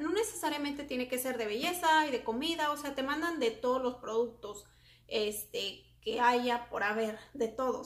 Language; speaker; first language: Spanish; native; Spanish